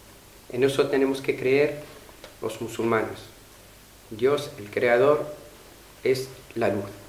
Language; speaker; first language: Spanish; non-native, fluent; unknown